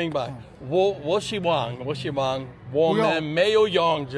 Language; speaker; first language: Chinese; non-native, learner; English